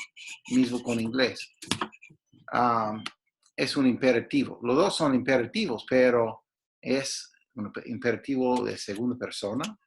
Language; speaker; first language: Spanish; non-native, fluent; English